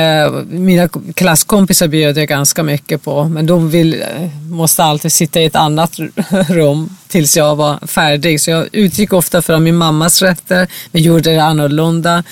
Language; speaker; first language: Swedish; non-native, fluent; Persian